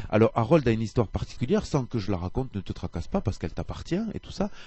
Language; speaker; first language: French; native; French